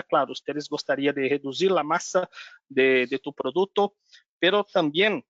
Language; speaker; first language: Spanish; non-native, learner; Portuguese